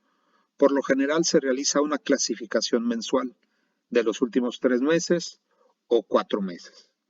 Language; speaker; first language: Spanish; native; Spanish